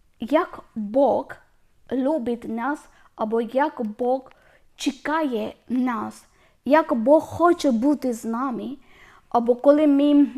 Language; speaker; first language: Ukrainian; non-native, learner; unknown